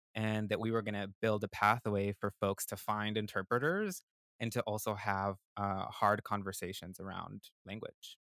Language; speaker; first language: English; early bilingual, other home language; Spanish